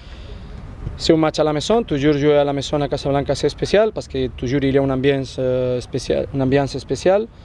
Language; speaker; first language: French; non-native, learner; Spanish